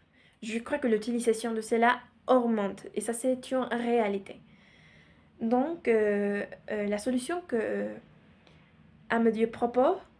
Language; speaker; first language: French; non-native, learner; Spanish